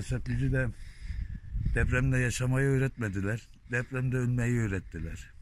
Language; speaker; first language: Turkish; native; Turkish